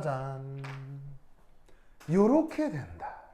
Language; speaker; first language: Korean; native; Korean